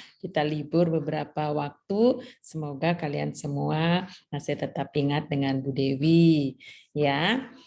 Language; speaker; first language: Indonesian; native; Indonesian